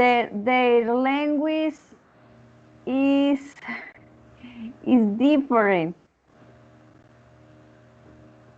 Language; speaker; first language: English; non-native, learner; Spanish